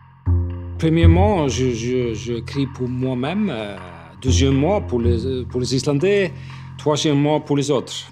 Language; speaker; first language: French; non-native, fluent; Icelandic